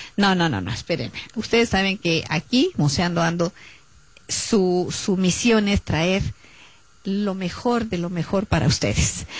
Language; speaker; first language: Spanish; native; Spanish